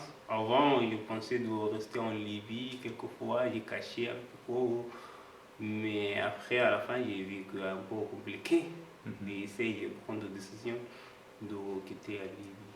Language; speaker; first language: French; non-native, learner; Arabic